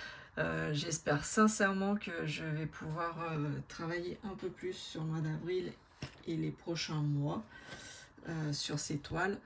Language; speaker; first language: French; native; French